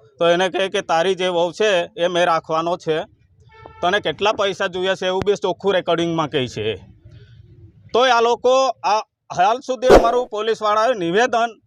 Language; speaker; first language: Gujarati; non-native, local second language; Bhili